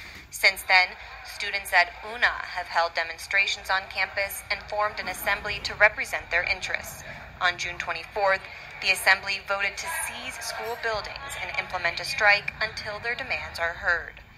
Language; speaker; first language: English; native; English